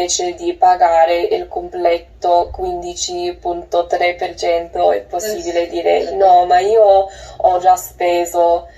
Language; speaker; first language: Italian; non-native, learner; English